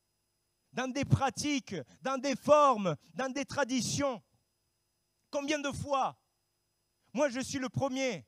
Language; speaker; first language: French; native; French